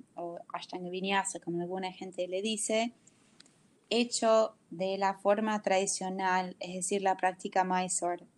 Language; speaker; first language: Spanish; non-native, fluent; English